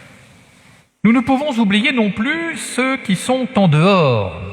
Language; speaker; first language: French; native; French